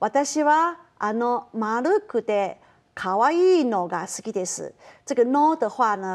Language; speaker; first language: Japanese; non-native, fluent; Chinese